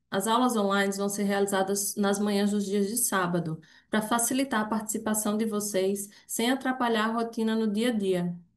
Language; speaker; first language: Portuguese; native; Portuguese